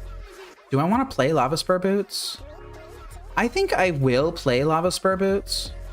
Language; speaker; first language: English; native; English